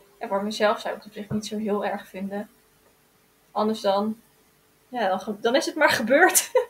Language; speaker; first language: Dutch; native; Dutch